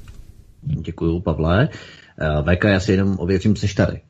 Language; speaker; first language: Czech; native; Czech